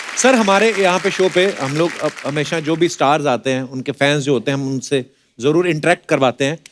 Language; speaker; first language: Hindi; non-native, local second language; Punjabi